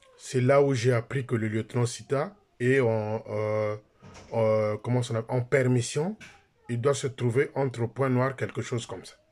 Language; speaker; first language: French; non-native, local second language; Lingala